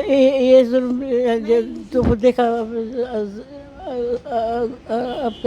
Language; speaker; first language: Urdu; early bilingual, heritage; Arabic